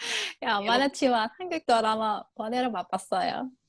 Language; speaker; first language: Korean; non-native, learner; English